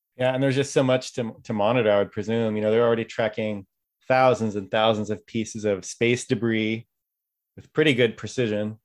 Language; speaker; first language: English; native; English